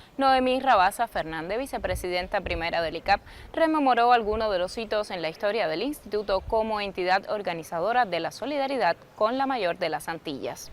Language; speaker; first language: Spanish; native; Spanish